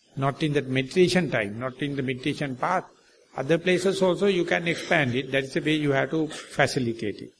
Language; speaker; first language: English; non-native, local second language; Sinhala